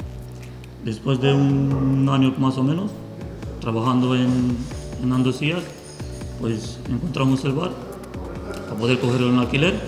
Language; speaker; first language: Spanish; non-native, fluent; Romanian